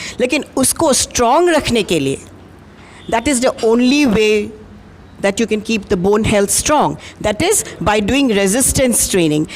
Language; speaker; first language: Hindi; non-native, local second language; Assamese